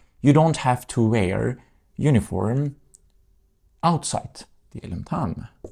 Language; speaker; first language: English; non-native, fluent; Turkish